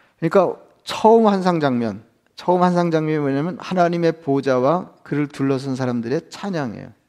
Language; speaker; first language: Korean; native; Korean